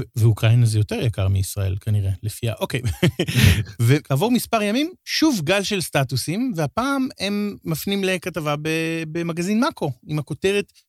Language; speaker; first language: Hebrew; native; Hebrew